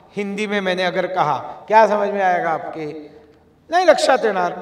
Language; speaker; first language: Hindi; non-native, local second language; Marathi